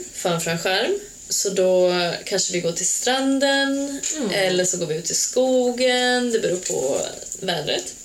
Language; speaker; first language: Swedish; early bilingual, other home language; Hungarian